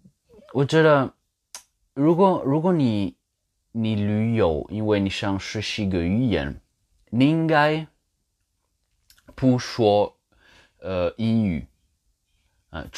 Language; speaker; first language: Chinese; non-native, learner; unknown